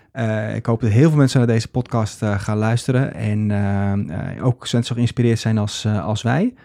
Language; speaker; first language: Dutch; native; Dutch